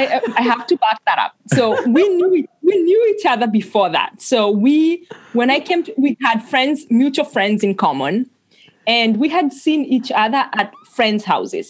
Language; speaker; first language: English; non-native, local second language; Kikuyu